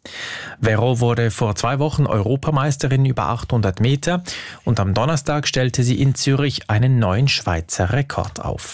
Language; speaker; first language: German; native; German